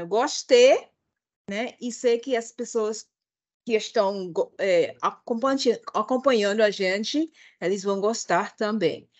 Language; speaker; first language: Portuguese; non-native, fluent; English